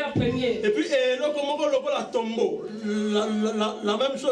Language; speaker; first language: French; non-native, local second language; Lingala